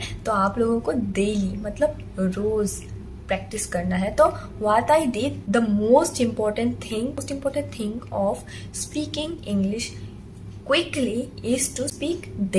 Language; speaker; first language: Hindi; non-native, local second language; Assamese